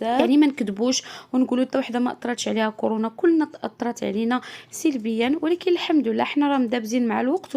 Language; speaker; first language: Arabic; native; Arabic